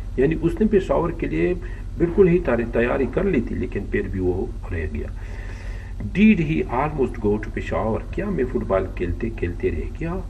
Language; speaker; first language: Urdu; non-native, local second language; Pashto